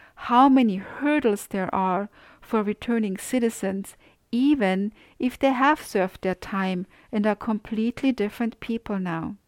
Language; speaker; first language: English; non-native, fluent; German